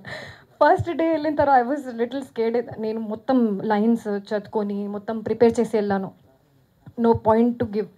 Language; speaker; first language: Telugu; non-native, fluent; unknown